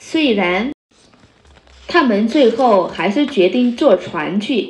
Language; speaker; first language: Chinese; non-native, fluent; Vietnamese